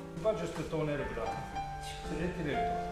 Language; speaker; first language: French; non-native, learner; Japanese